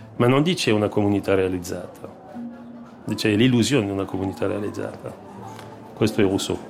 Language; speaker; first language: Italian; non-native, fluent; French